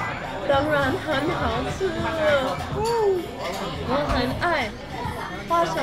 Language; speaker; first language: Chinese; non-native, learner; English